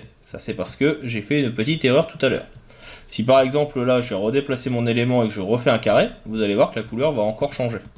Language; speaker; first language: French; native; French